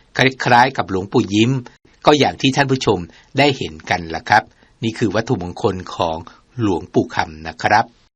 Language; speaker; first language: Thai; native; Thai